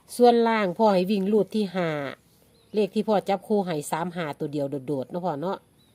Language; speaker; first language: Thai; native; Thai